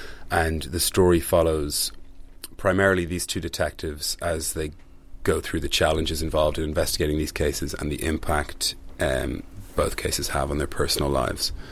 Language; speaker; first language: English; native; English